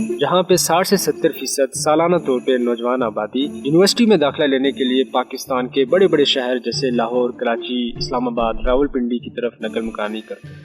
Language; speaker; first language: Urdu; non-native, local second language; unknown